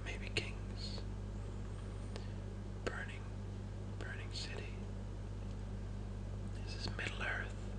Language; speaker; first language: English; non-native, fluent; Danish